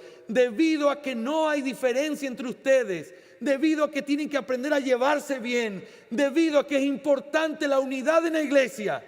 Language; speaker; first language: Spanish; native; Spanish